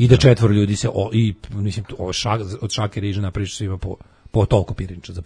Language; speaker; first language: Serbian; native; Serbian